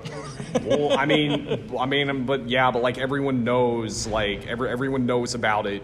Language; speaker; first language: English; native; English